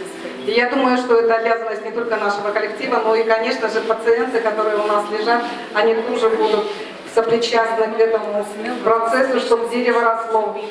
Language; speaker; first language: Russian; native; Russian